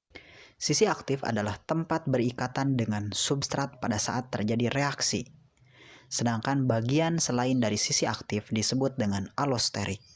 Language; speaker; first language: Indonesian; native; Indonesian